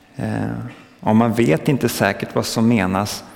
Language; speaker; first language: Swedish; early bilingual, other home language; French